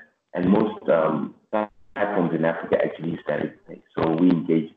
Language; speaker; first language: English; non-native, local second language; Shona